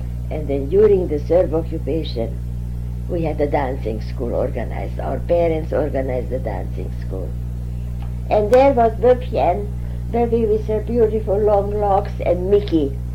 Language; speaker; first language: English; non-native, fluent; Hungarian